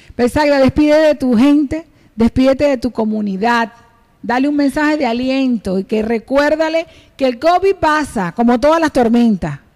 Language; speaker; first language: Spanish; native; Spanish